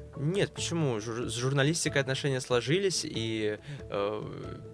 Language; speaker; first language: Russian; native; Russian